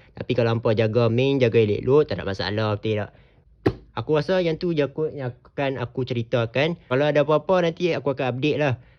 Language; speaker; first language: Malay; native; Malay